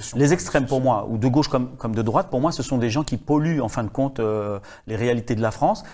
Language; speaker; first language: French; native; French